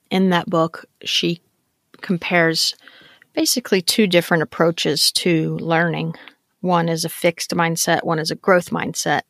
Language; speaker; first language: English; native; English